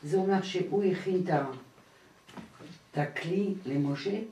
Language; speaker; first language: Hebrew; non-native, learner; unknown